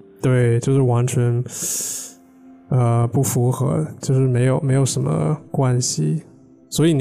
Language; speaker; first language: Chinese; non-native, fluent; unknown